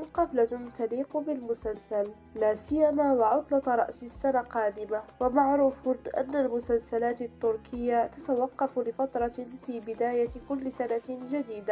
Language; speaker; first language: Arabic; native; Arabic